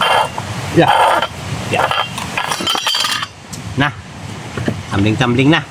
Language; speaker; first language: Filipino; native; Filipino